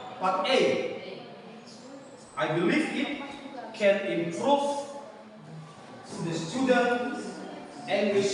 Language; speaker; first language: English; non-native, learner; Indonesian